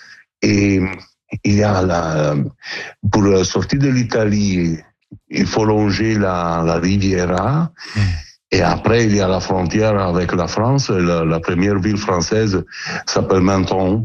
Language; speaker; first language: French; non-native, learner; Italian